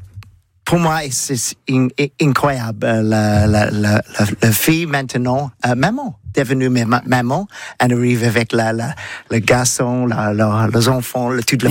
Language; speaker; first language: French; non-native, learner; English